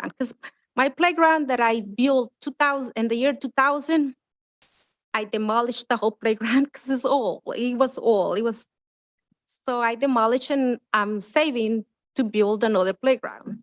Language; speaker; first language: English; non-native, fluent; Spanish